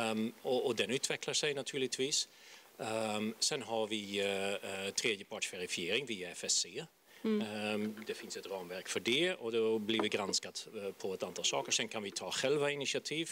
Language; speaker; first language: Swedish; non-native, fluent; Dutch